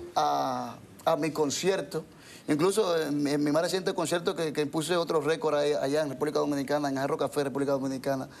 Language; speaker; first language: Spanish; native; Spanish